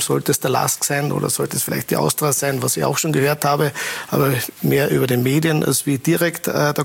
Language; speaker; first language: German; native; German